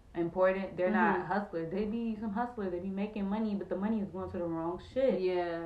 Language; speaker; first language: English; native; English